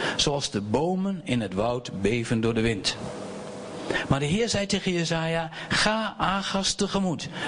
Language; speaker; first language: Dutch; native; Dutch